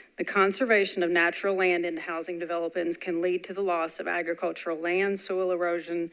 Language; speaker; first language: English; native; English